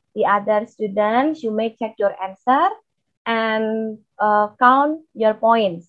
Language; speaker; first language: English; non-native, fluent; Indonesian